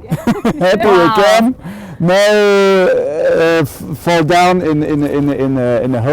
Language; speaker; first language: English; non-native, learner; German